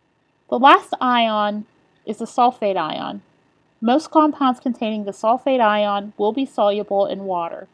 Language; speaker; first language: English; native; English